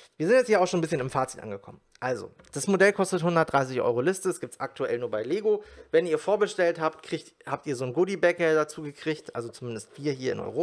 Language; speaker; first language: German; native; German